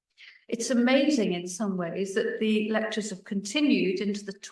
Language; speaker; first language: English; native; English